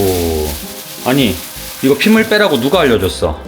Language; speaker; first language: Korean; native; Korean